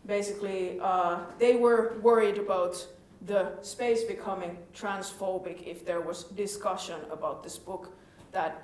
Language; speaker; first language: English; non-native, fluent; Finnish